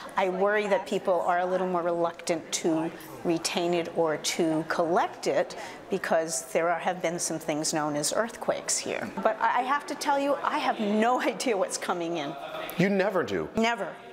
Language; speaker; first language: English; native; English